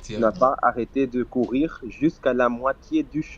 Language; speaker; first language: French; non-native, fluent; Portuguese